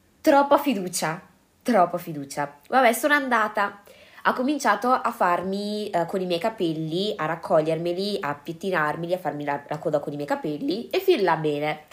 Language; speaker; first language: Italian; early bilingual, other home language; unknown